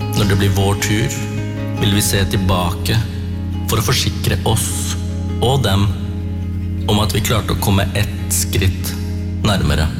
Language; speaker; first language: Norwegian; early bilingual, other home language; Tamil